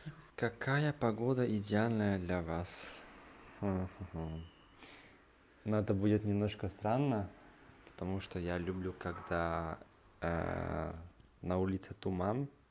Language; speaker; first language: Russian; non-native, learner; Hungarian